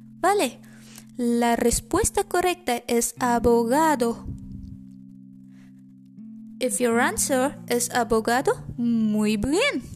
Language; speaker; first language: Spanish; non-native, fluent; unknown